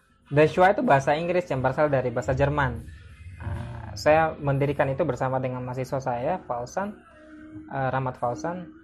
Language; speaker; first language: Indonesian; non-native, local second language; Buginese